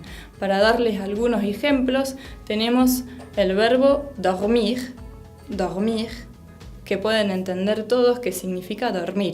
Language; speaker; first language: Spanish; non-native, fluent; French